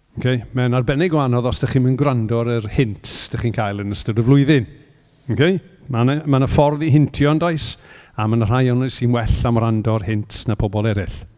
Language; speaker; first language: Welsh; native; Welsh